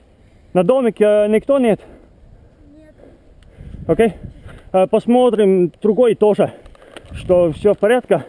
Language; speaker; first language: Russian; non-native, local second language; Estonian